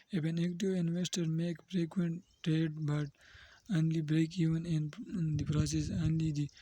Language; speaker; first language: English; non-native, local second language; Urdu